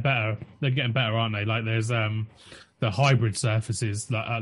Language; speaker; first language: English; native; English